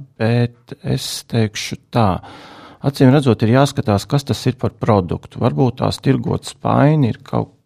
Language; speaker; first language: Latvian; non-native, local second language; Russian